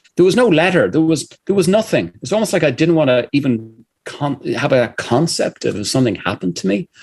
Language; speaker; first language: English; native; English